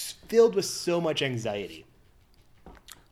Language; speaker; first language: English; native; English